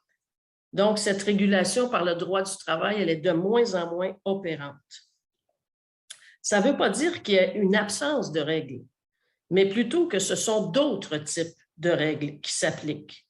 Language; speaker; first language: French; native; French